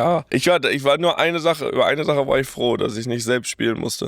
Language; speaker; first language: German; native; German